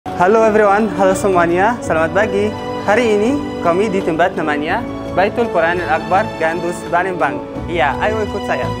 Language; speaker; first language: Indonesian; non-native, learner; Arabic